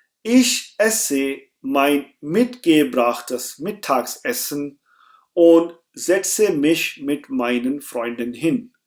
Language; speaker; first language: German; non-native, fluent; Urdu